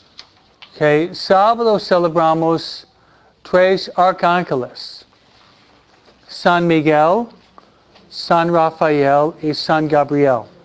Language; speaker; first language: Spanish; non-native, fluent; English